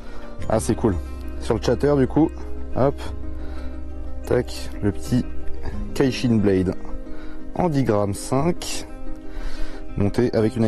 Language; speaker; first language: French; native; French